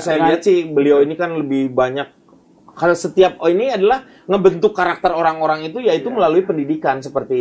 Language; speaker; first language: Indonesian; native; Indonesian